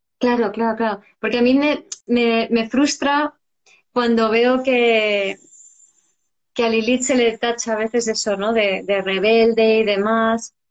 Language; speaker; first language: Spanish; native; Spanish